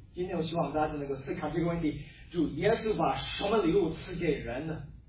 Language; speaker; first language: Chinese; non-native, fluent; English